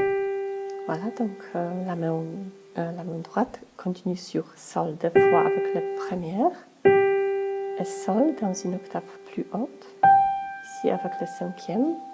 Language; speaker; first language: French; non-native, fluent; Polish